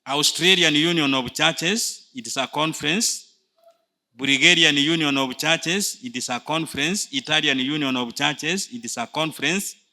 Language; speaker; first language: English; non-native, local second language; Swahili